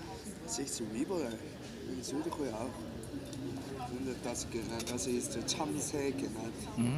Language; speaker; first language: German; non-native, learner; Korean